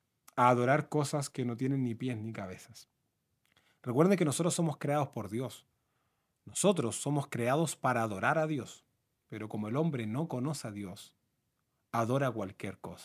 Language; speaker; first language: Spanish; native; Spanish